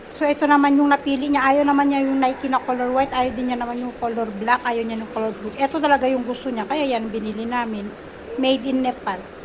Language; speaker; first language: Filipino; native; Filipino